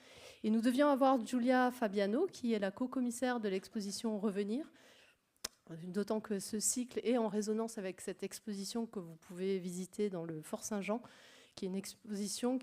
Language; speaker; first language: French; native; French